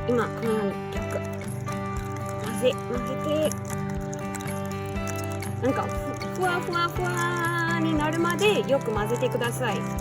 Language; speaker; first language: Japanese; non-native, fluent; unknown